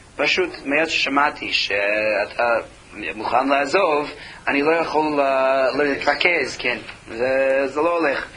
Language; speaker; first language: Hebrew; non-native, fluent; English